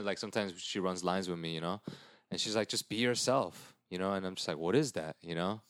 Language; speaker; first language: English; early bilingual, other home language; Korean